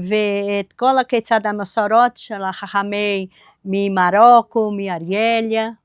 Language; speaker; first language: Hebrew; non-native, fluent; Portuguese